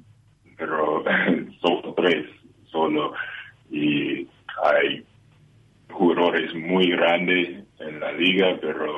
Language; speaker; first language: Spanish; non-native, learner; English